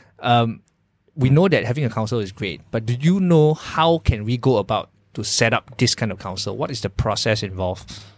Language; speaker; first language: English; non-native, local second language; Chinese